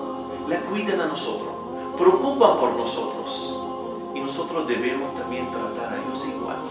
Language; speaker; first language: Spanish; non-native, fluent; Arabic